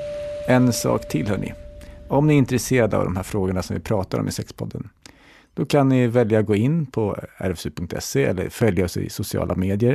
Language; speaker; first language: Swedish; native; Swedish